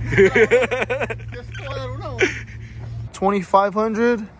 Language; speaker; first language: Spanish; early bilingual, other home language; English